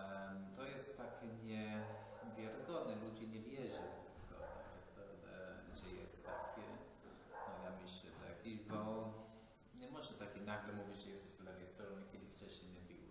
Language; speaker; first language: Polish; non-native, fluent; English